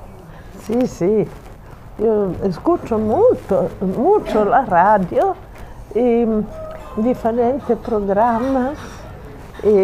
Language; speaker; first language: Spanish; non-native, fluent; Italian